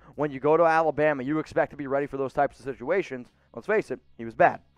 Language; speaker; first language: English; native; English